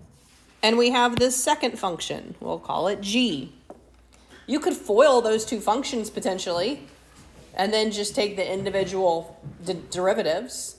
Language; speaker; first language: English; native; English